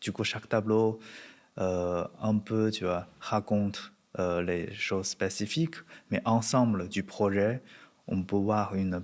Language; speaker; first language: French; non-native, learner; Chinese